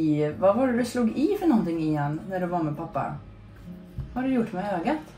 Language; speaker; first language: Swedish; native; Swedish